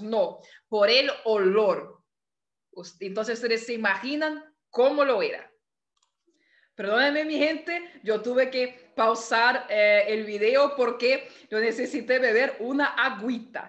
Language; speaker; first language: Spanish; non-native, fluent; Portuguese